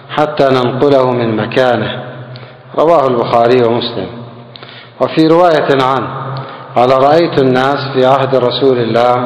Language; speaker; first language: Arabic; native; Arabic